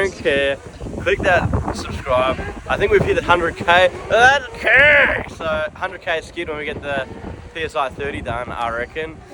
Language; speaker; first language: English; native; English